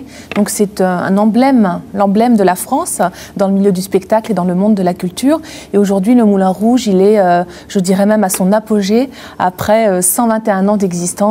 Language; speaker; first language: French; native; French